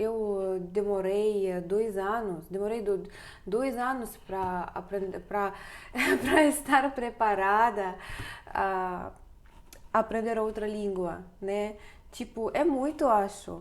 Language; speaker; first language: Portuguese; non-native, fluent; Russian